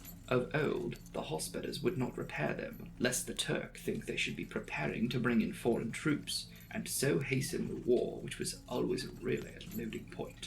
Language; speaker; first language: English; native; English